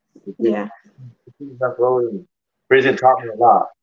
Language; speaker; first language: English; native; English